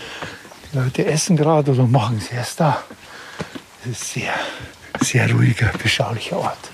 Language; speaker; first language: German; native; German